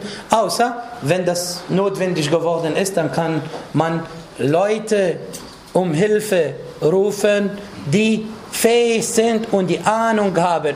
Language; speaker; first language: German; non-native, fluent; Arabic